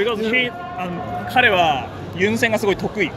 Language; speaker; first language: English; non-native, learner; Japanese